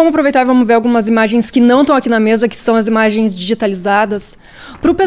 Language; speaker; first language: Portuguese; native; Portuguese